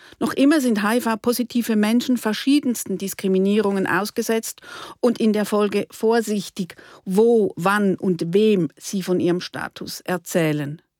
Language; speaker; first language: German; native; German